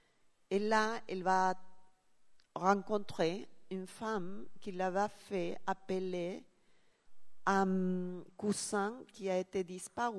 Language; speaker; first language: French; non-native, learner; Spanish